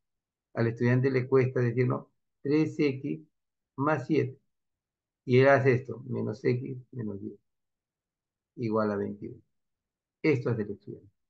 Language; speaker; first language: Spanish; native; Spanish